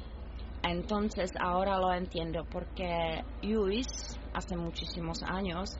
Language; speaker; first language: Spanish; non-native, fluent; Czech